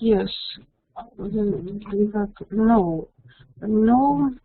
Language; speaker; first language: English; non-native, learner; Russian